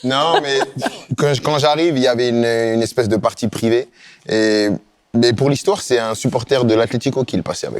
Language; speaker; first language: French; native; French